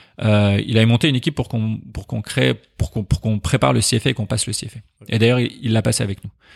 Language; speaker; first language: French; early bilingual, other home language; Persian